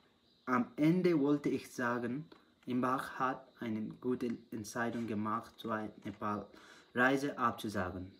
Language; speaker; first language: German; non-native, learner; Nepali